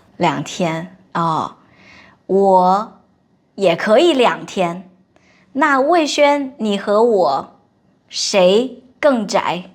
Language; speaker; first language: Chinese; non-native, local second language; Hakka Chinese